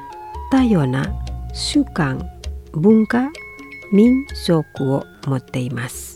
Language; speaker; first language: Japanese; non-native, fluent; Indonesian